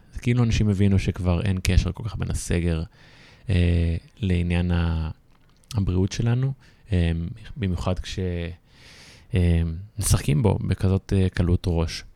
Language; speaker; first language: Hebrew; native; Hebrew